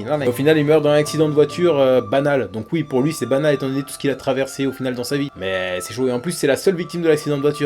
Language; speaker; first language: French; native; French